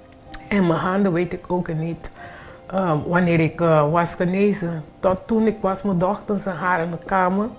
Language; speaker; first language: Dutch; non-native, local second language; Papiamento